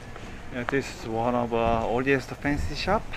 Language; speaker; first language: English; non-native, fluent; Korean